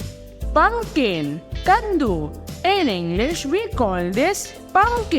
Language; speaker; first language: English; non-native, local second language; Hindi